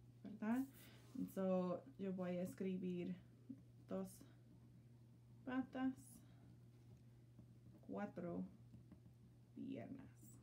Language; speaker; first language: Spanish; non-native, learner; English